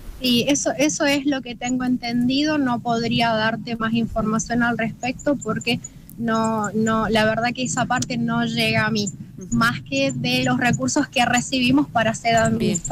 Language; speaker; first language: Spanish; native; Spanish